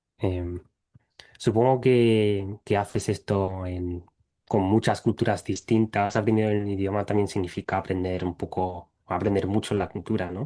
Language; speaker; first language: Spanish; non-native, fluent; English